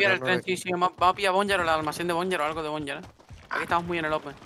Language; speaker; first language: Spanish; native; Spanish